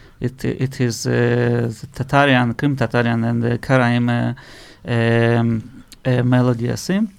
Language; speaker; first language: English; non-native, learner; Russian